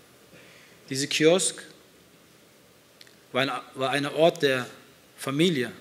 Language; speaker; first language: German; early bilingual, other home language; Turkish